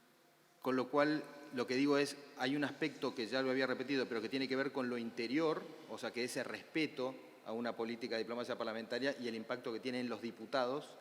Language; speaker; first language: Spanish; native; Spanish